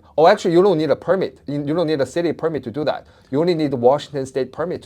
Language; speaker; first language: English; non-native, fluent; Chinese